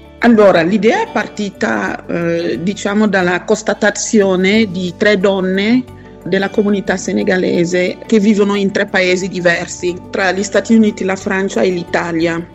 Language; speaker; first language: Italian; non-native, fluent; Wolof